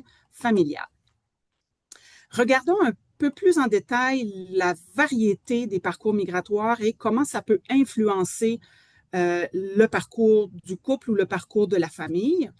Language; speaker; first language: French; native; French